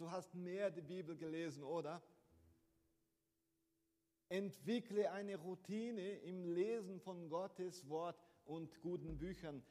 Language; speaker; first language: German; non-native, fluent; Portuguese